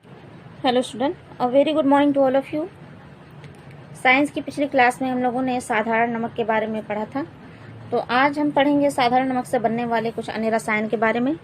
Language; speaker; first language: Hindi; native; Hindi